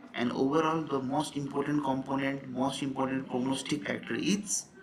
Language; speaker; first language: English; non-native, local second language; Nepali